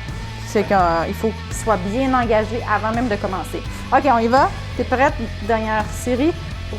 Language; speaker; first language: French; native; French